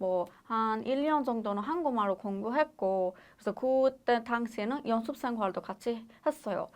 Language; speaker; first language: Korean; non-native, fluent; Persian